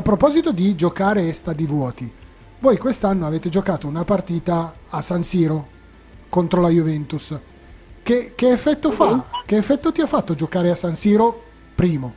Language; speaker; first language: Italian; native; Italian